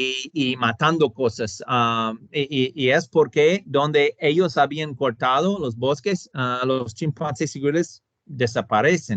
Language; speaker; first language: Spanish; non-native, fluent; English